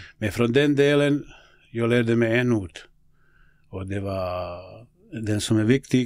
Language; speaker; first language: Swedish; non-native, fluent; Bosnian